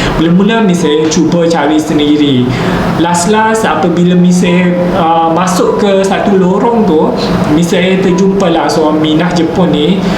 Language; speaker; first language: Malay; native; Malay